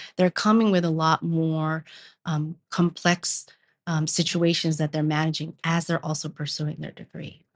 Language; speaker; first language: English; early bilingual, other home language; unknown